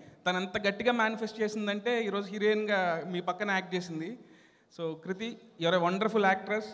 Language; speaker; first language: Telugu; native; Telugu